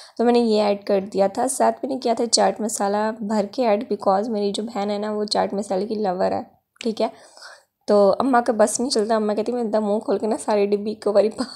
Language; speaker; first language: Urdu; non-native, local second language; Punjabi